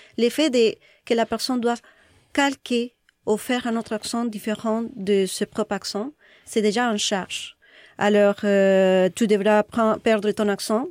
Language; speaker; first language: French; non-native, fluent; Spanish